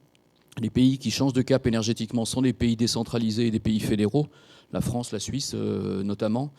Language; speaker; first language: French; native; French